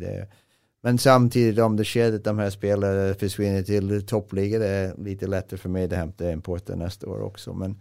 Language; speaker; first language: Swedish; non-native, fluent; English